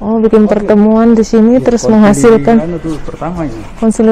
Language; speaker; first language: Indonesian; native; Indonesian